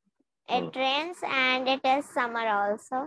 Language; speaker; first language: English; non-native, learner; Hindi